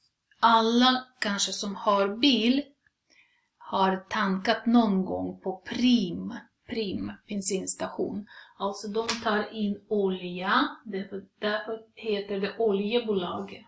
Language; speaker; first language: Swedish; non-native, fluent; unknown